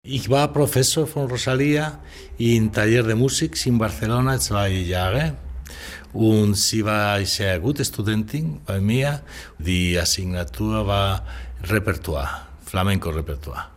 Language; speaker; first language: German; non-native, learner; Spanish